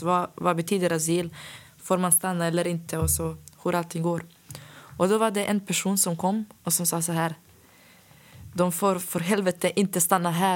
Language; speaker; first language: Swedish; non-native, fluent; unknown